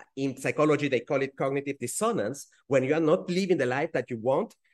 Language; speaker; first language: English; non-native, fluent; Spanish